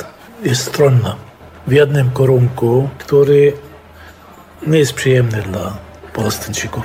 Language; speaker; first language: Polish; non-native, fluent; Arabic